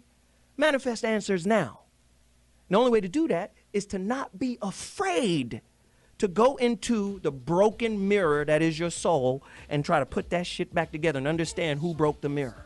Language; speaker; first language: English; native; English